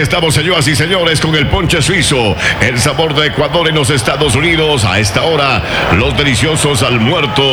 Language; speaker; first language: Spanish; native; Spanish